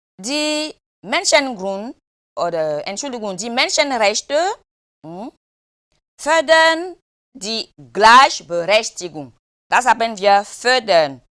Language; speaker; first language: German; non-native, learner; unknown